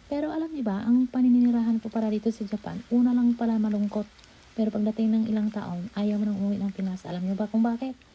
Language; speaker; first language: Filipino; non-native, local second language; Cebuano